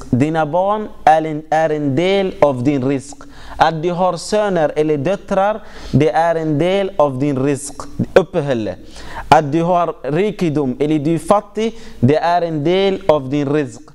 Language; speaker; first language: Swedish; non-native, fluent; Arabic